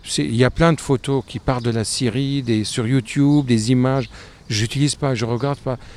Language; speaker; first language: French; non-native, fluent; Arabic